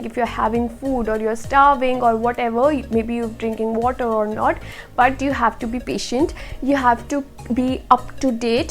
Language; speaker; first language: English; non-native, local second language; Hindi